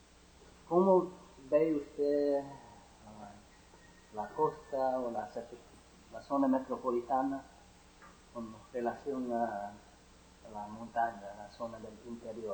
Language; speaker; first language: Spanish; non-native, fluent; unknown